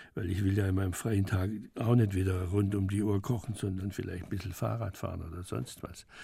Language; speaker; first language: German; native; German